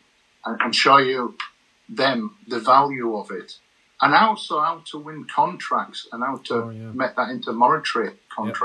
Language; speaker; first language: English; native; English